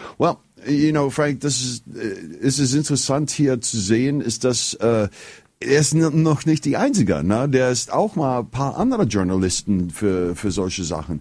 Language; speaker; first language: German; non-native, fluent; English